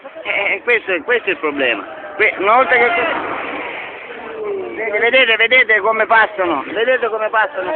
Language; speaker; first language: Italian; native; Italian